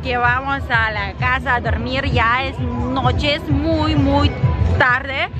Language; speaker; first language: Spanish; non-native, fluent; Russian